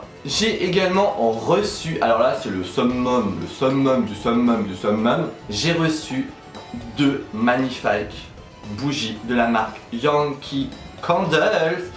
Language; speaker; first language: French; native; French